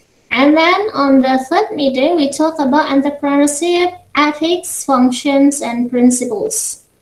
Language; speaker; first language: English; non-native, fluent; Indonesian